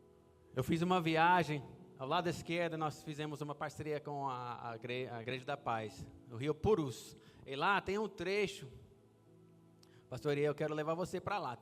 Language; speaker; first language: Portuguese; non-native, fluent; English